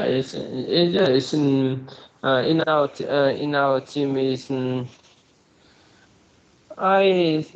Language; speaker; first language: English; non-native, learner; Vietnamese